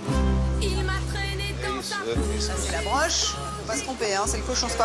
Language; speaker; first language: French; native; French